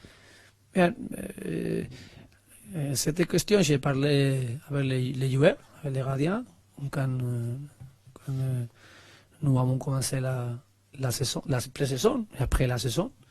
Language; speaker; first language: French; non-native, learner; Spanish